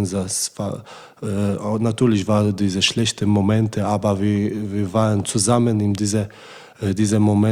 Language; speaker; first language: German; non-native, learner; Polish